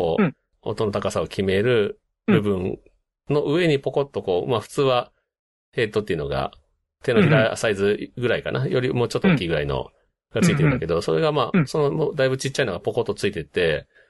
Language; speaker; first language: Japanese; native; Japanese